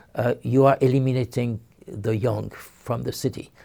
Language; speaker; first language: English; non-native, fluent; French